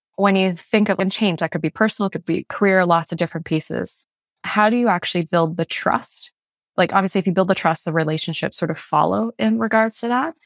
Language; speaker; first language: English; non-native, fluent; Chinese